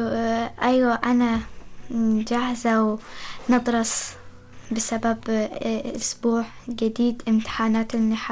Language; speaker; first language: Arabic; non-native, learner; Persian